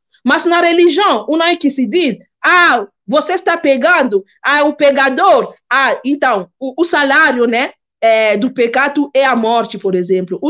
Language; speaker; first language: Portuguese; non-native, fluent; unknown